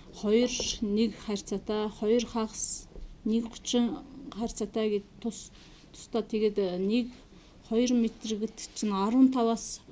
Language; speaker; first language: Mongolian; non-native, local second language; Kazakh